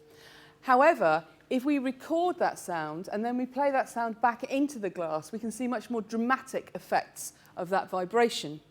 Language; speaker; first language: English; native; English